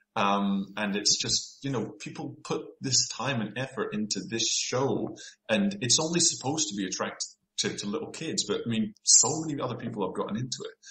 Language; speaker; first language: English; native; English